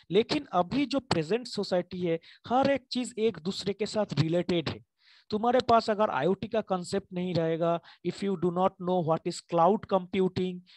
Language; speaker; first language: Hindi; non-native, local second language; Bangla